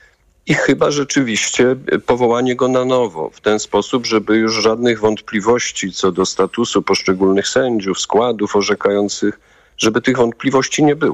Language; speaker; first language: Polish; native; Polish